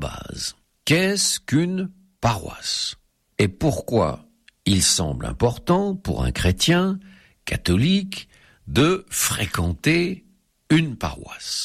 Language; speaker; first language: French; native; French